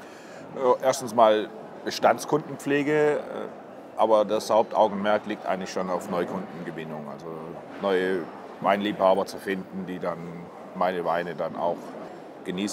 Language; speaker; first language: German; native; German